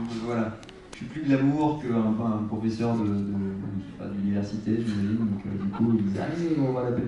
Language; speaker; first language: French; native; French